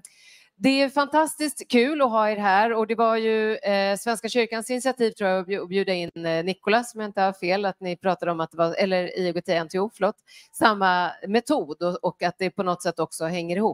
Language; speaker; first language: Swedish; native; Swedish